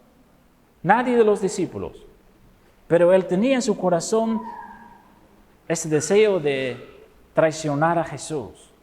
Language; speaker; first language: Spanish; non-native, fluent; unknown